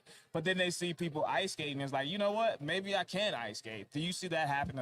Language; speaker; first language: English; native; English